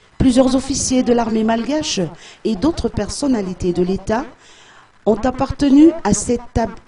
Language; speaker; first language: French; non-native, local second language; Malagasy